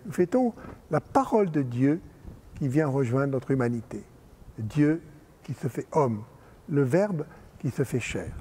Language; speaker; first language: French; native; French